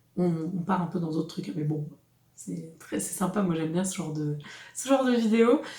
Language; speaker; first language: French; native; French